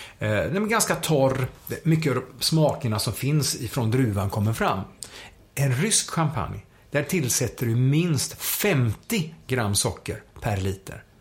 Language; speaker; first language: Swedish; native; Swedish